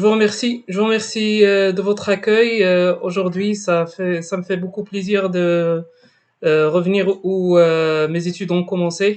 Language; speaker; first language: French; non-native, local second language; Arabic